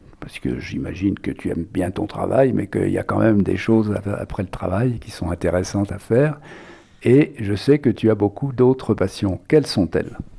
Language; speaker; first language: French; native; French